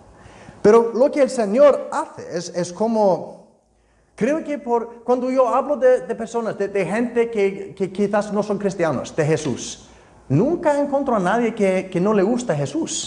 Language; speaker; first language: Spanish; non-native, fluent; Icelandic